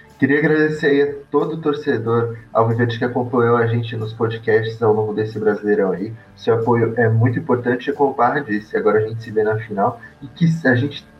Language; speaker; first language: Portuguese; native; Portuguese